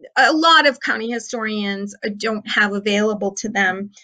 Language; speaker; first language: English; native; English